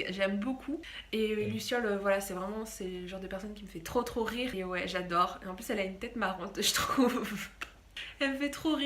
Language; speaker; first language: French; native; French